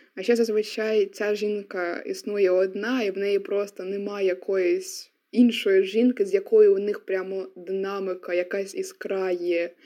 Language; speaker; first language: Ukrainian; non-native, local second language; Russian